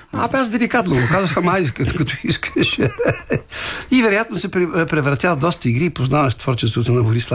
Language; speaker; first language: Bulgarian; native; Bulgarian